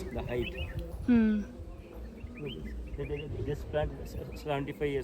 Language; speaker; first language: English; non-native, learner; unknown